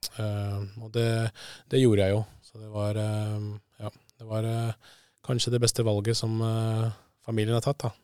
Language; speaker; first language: Norwegian; early bilingual, other home language; Spanish